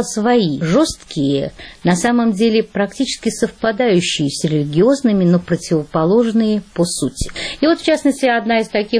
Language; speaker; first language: Russian; native; Russian